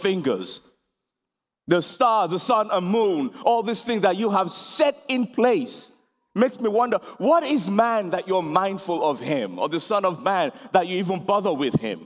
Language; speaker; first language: English; non-native, local second language; Yoruba